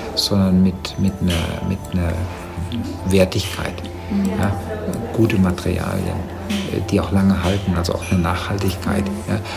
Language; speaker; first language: German; native; German